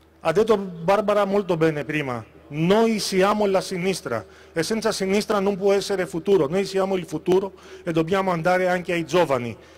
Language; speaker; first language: Italian; non-native, fluent; Greek